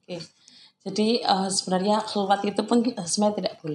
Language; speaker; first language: Indonesian; non-native, local second language; Javanese